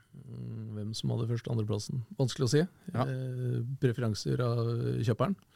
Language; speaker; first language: Norwegian; native; Norwegian